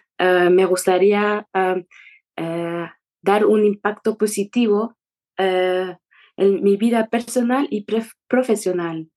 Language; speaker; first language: Spanish; non-native, fluent; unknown